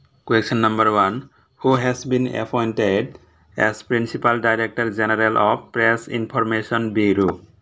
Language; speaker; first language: English; non-native, local second language; Bangla